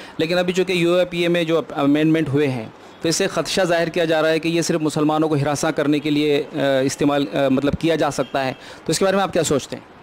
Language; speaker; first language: Urdu; native; Urdu